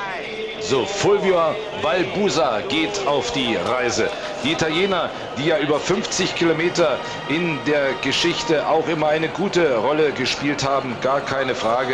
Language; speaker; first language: German; native; German